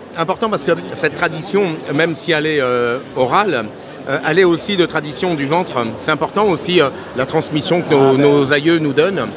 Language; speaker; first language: French; native; French